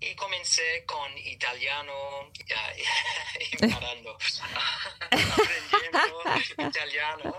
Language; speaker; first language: Spanish; non-native, learner; English